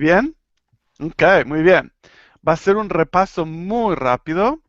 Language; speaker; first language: Spanish; native; Spanish